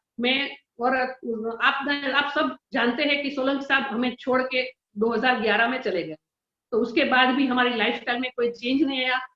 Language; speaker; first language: Hindi; non-native, local second language; Gujarati